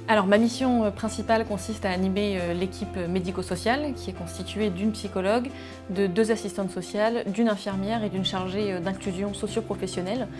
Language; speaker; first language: French; native; French